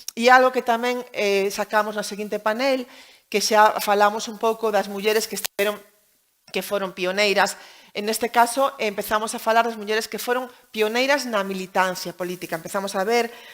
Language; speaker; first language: Galician; native; Galician